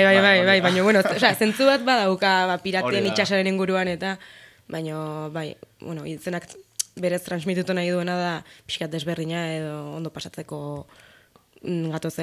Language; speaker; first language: Basque; native; Basque